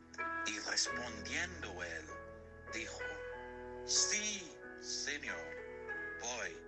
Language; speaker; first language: Spanish; non-native, learner; Haitian Creole